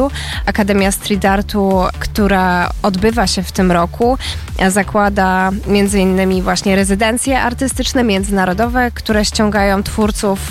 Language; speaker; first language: Polish; native; Polish